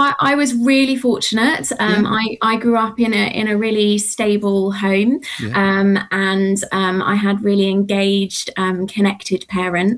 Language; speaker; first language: English; native; English